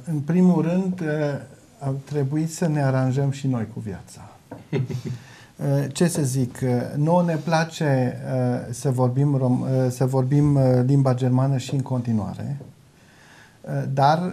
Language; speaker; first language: Romanian; non-native, local second language; German